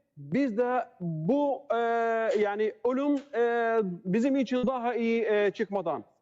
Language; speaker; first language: Turkish; non-native, learner; Arabic